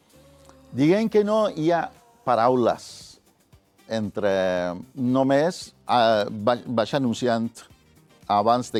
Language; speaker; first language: Catalan; non-native, fluent; Spanish